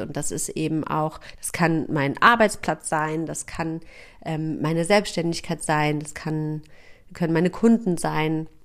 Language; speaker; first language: German; native; German